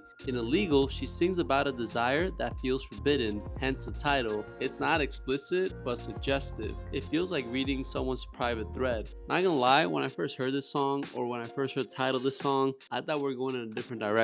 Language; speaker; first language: English; native; English